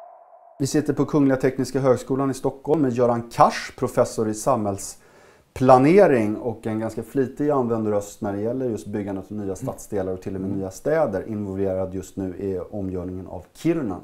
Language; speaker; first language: Swedish; native; Swedish